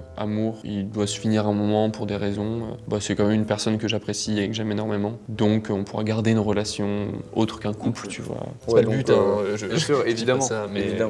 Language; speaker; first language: French; native; French